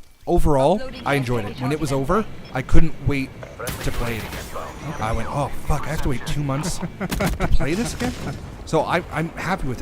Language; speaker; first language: English; native; English